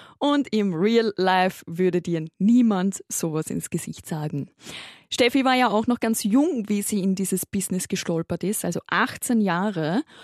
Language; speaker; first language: German; native; German